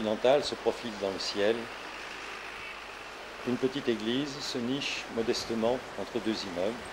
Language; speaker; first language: French; native; French